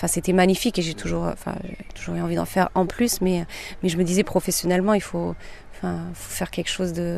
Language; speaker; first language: French; native; French